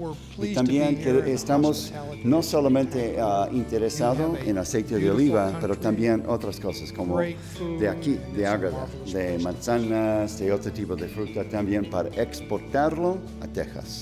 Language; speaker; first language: Spanish; non-native, fluent; English